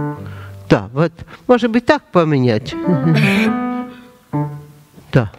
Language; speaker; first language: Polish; non-native, learner; Russian